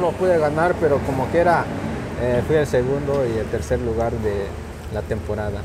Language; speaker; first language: Spanish; native; Spanish